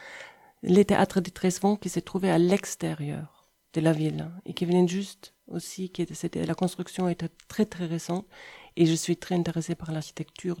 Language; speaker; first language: French; non-native, fluent; German